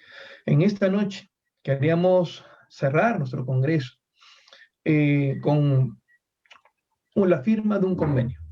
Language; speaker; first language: Spanish; native; Spanish